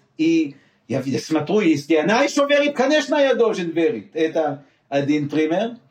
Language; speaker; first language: Russian; non-native, learner; Hebrew